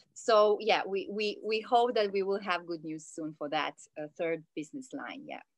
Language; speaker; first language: English; non-native, fluent; Italian